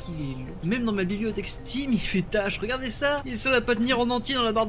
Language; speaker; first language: French; native; French